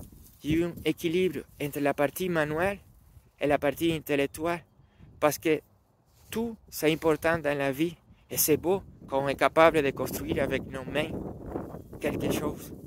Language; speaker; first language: French; non-native, learner; Spanish